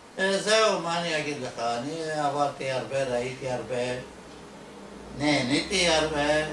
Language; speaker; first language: Hebrew; non-native, fluent; Ladino